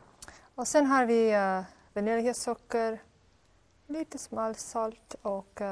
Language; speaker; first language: Swedish; non-native, fluent; English